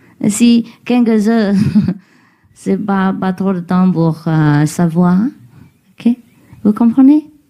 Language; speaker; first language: French; non-native, learner; Vietnamese